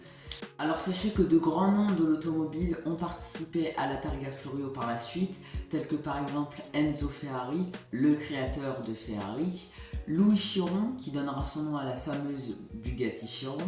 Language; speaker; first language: French; native; French